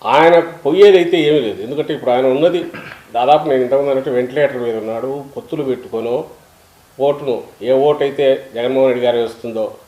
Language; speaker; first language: Telugu; native; Telugu